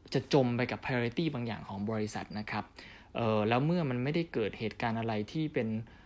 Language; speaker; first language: Thai; native; Thai